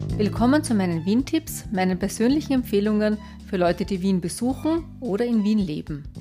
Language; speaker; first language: German; native; German